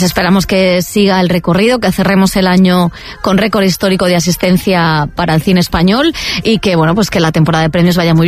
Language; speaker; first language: Spanish; native; Spanish